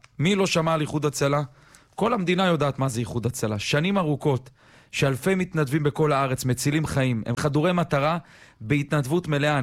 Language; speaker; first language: Hebrew; native; Hebrew